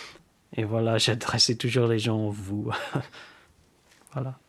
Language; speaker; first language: French; non-native, fluent; English